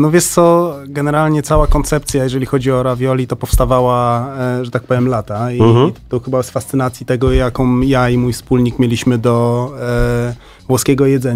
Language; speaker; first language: Polish; native; Polish